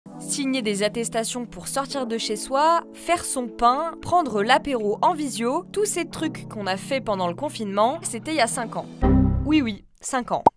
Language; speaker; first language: French; native; French